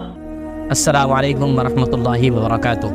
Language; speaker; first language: Urdu; native; Urdu